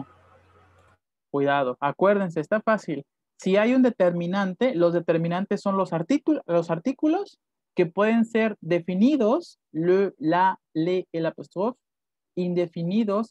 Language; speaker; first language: Spanish; native; Spanish